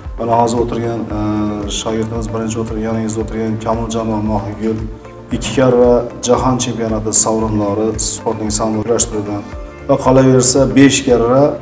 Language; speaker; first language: Uzbek; native; Uzbek